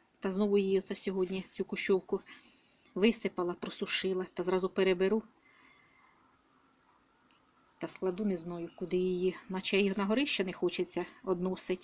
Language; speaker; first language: Ukrainian; native; Ukrainian